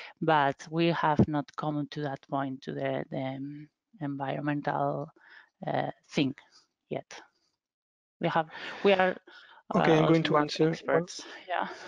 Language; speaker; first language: English; non-native, fluent; Spanish